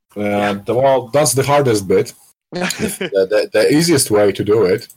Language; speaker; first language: English; non-native, fluent; Polish